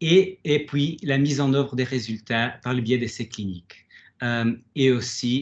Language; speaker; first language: French; non-native, fluent; Portuguese